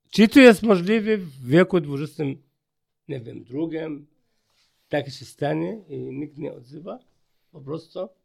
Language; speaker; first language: Polish; non-native, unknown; Arabic